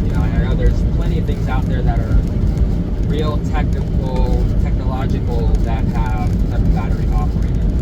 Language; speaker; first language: English; native; English